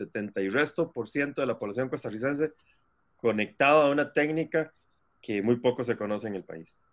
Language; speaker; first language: Spanish; native; Spanish